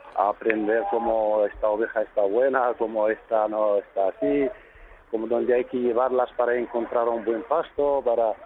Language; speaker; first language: Spanish; non-native, fluent; Arabic